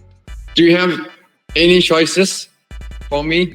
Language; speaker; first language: English; non-native, learner; Thai